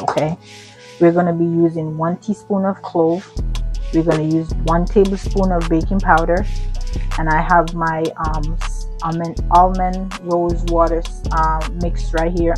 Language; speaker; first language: English; native; English